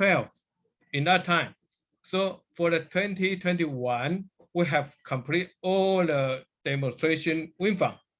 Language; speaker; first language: English; non-native, learner; Chinese